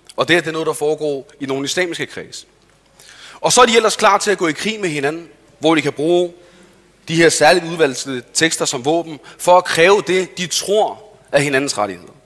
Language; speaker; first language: Danish; early bilingual, other home language; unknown